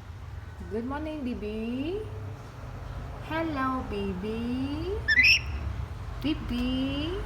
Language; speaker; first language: English; non-native, learner; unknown